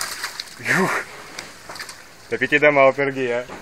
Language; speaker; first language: Indonesian; non-native, learner; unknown